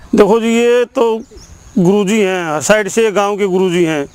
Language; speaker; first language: Hindi; native; Hindi